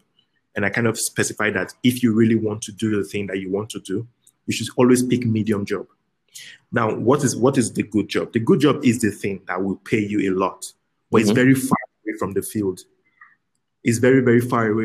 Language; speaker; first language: English; native; English